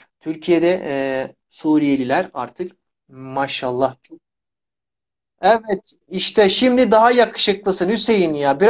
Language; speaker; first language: Turkish; native; Turkish